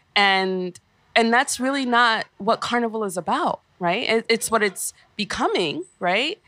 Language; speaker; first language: English; native; English